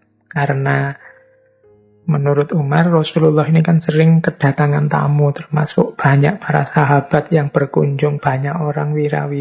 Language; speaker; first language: Indonesian; native; Indonesian